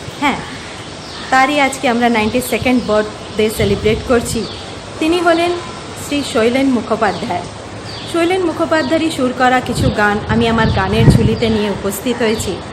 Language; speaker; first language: Bangla; early bilingual, heritage; Bangla